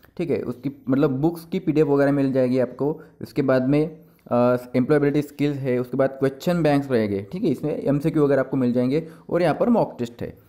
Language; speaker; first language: Hindi; non-native, local second language; Marathi